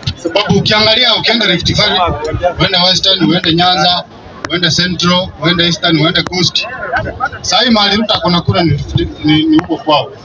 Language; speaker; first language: Swahili; non-native, local second language; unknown